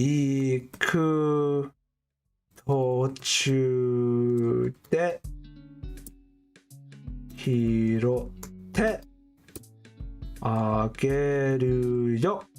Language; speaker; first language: Japanese; non-native, learner; English